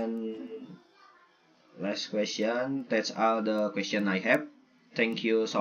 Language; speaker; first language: English; non-native, learner; Indonesian